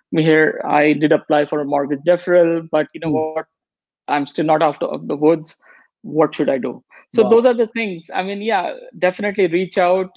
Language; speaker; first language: English; non-native, local second language; Gujarati